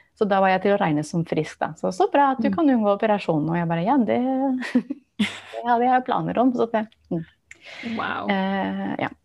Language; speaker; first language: Norwegian; non-native, fluent; English